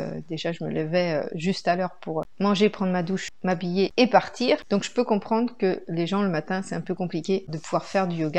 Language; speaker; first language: French; native; French